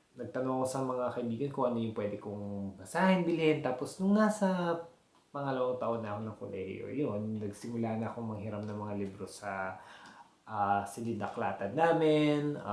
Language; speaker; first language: Filipino; native; Filipino